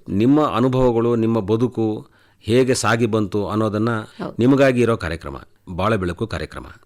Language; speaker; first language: Kannada; native; Kannada